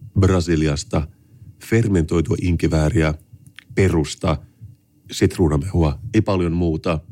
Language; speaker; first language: Finnish; native; Finnish